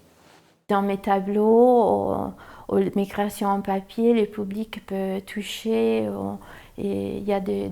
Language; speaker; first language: French; non-native, fluent; Italian